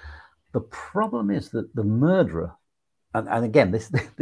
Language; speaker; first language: English; native; English